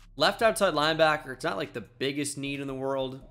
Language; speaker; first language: English; native; English